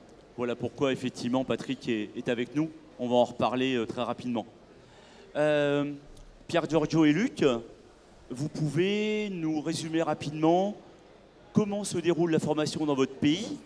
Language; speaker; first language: French; native; French